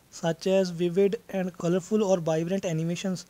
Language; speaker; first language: English; non-native, local second language; Punjabi